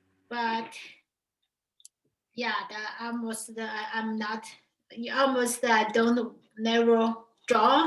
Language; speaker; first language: English; non-native, learner; Chinese